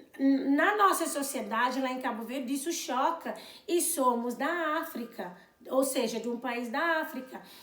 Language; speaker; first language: Portuguese; non-native, local second language; Kabuverdianu